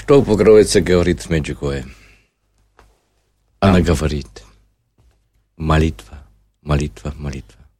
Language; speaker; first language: Russian; non-native, learner; German